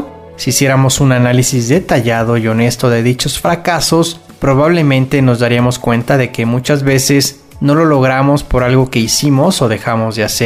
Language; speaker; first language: Spanish; native; Spanish